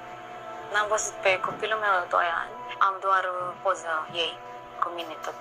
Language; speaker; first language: Romanian; non-native, learner; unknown